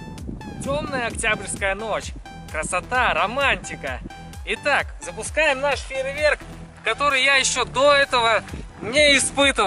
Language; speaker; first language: Russian; native; Russian